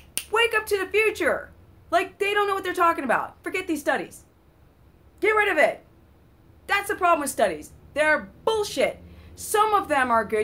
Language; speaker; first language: English; native; English